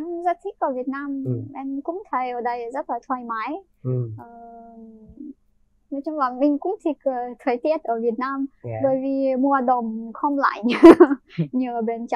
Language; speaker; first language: Vietnamese; non-native, fluent; Ukrainian